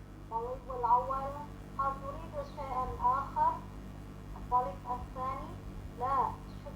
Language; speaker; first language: Arabic; non-native, learner; Indonesian